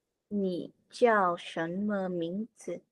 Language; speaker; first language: Chinese; non-native, learner; Vietnamese